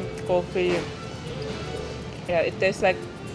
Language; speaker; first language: English; non-native, learner; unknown